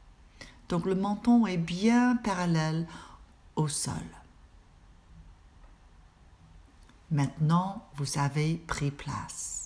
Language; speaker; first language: French; non-native, fluent; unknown